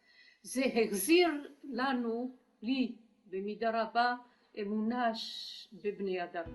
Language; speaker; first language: Hebrew; non-native, fluent; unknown